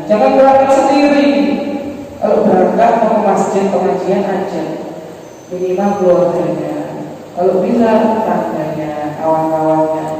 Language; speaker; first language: Indonesian; native; Indonesian